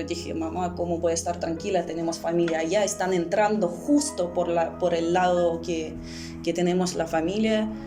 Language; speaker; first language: Spanish; early bilingual, other home language; Russian